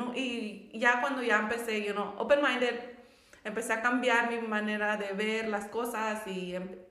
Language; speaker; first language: Spanish; native; Spanish